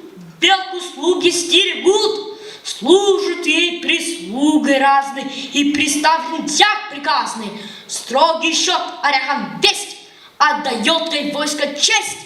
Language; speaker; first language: Russian; early bilingual, heritage; Russian